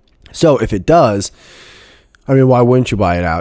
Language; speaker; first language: English; native; English